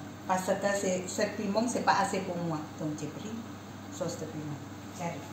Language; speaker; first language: French; non-native, learner; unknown